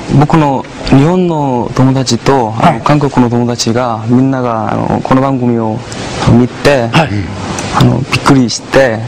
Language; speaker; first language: Japanese; non-native, fluent; Korean